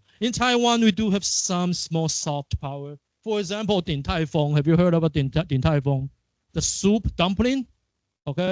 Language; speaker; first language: English; non-native, fluent; Chinese